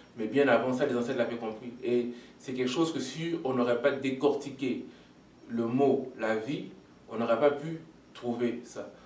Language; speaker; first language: French; non-native, local second language; Lingala